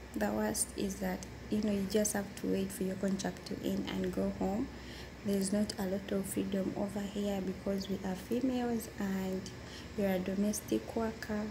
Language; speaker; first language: English; non-native, local second language; Ganda